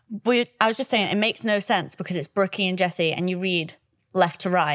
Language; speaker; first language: English; native; English